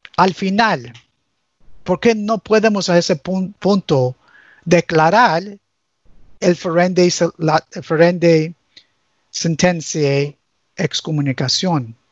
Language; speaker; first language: Spanish; early bilingual, heritage; English